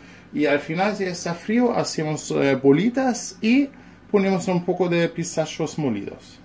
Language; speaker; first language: Spanish; non-native, learner; German